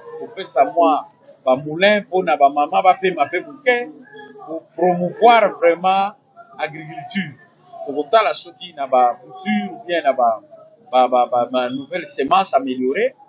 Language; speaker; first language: Lingala; non-native, local second language; Kongo